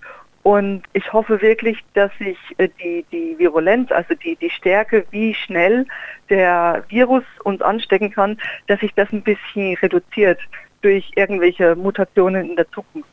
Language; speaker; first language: German; native; German